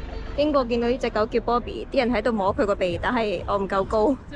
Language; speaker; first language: Cantonese; native; Cantonese